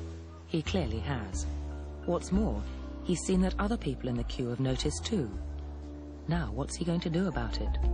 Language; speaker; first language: English; native; English